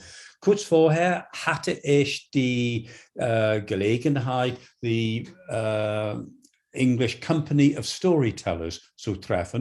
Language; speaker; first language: German; non-native, fluent; English